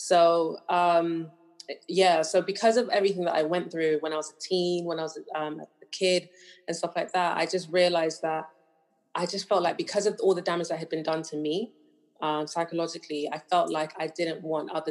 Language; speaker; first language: English; native; English